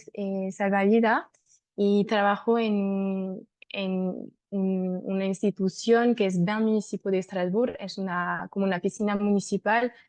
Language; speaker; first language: Spanish; non-native, fluent; French